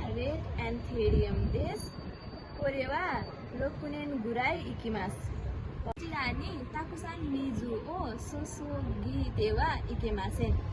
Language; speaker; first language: Japanese; non-native, learner; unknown